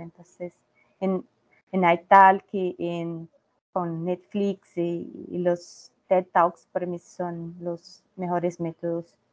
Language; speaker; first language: Spanish; non-native, learner; Portuguese